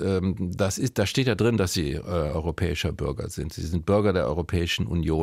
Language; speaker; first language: German; native; German